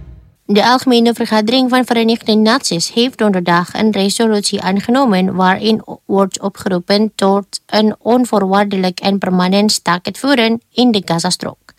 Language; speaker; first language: Dutch; non-native, fluent; Indonesian